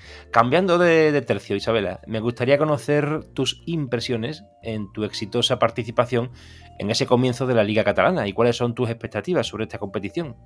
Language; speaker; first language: Spanish; native; Spanish